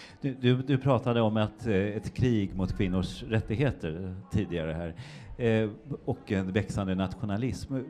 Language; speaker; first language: Swedish; native; Swedish